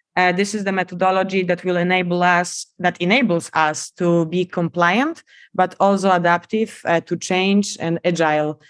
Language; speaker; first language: English; non-native, fluent; Polish